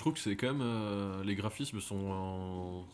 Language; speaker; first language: French; native; French